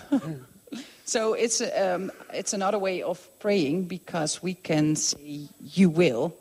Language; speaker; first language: English; non-native, fluent; Dutch